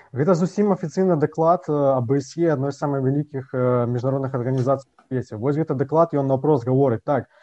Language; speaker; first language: Belarusian; native; Belarusian